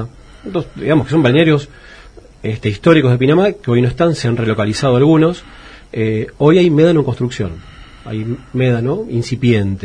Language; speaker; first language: Spanish; native; Spanish